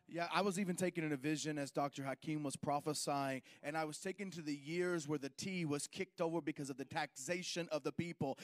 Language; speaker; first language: English; native; English